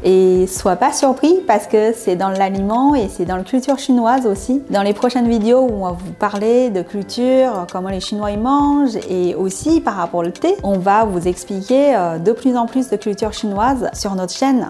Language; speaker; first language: French; non-native, fluent; Chinese